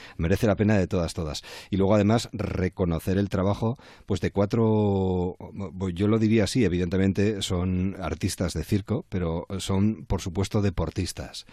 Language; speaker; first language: Spanish; native; Spanish